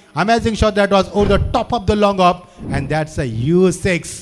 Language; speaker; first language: English; non-native, local second language; Marathi